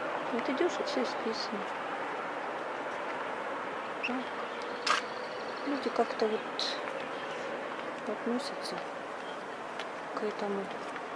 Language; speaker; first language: Russian; native; Russian